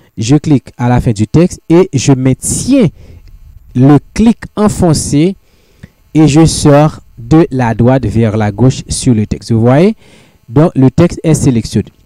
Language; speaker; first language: French; non-native, local second language; Haitian Creole